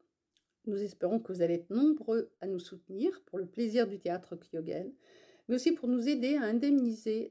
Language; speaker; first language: French; native; French